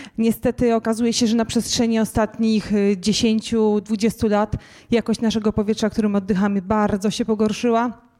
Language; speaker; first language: Polish; native; Polish